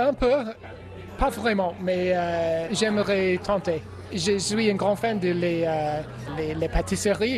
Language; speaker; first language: French; non-native, learner; English